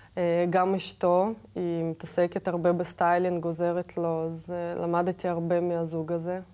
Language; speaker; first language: Hebrew; non-native, fluent; Kazakh